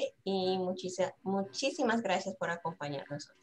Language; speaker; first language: Spanish; early bilingual, heritage; Spanish